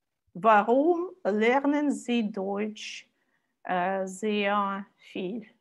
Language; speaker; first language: German; non-native, learner; Russian